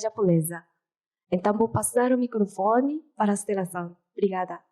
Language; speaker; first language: Portuguese; non-native, learner; Japanese